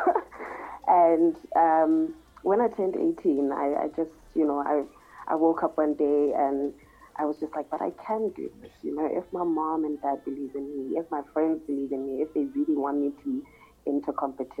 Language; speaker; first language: English; non-native, local second language; Southern Sotho